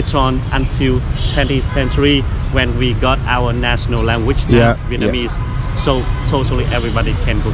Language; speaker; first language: English; non-native, fluent; Vietnamese